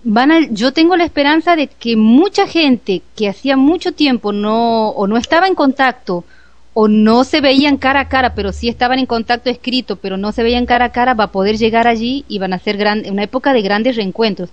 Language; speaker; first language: Spanish; native; Spanish